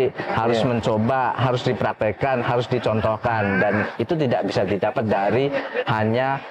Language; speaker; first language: Indonesian; native; Indonesian